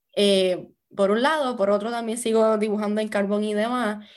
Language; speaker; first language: Spanish; native; Spanish